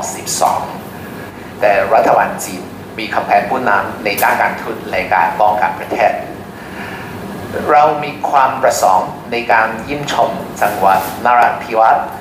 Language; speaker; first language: Thai; non-native, learner; Cantonese